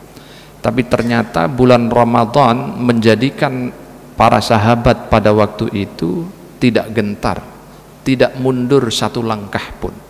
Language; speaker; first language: Indonesian; native; Indonesian